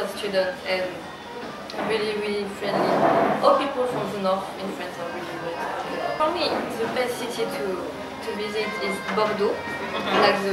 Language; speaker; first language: English; non-native, learner; French